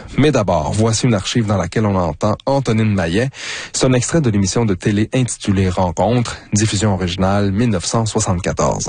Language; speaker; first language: French; native; French